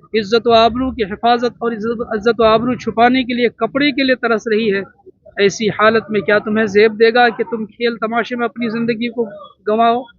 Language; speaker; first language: Urdu; native; Urdu